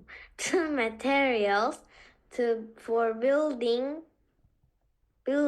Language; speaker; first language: English; non-native, learner; Korean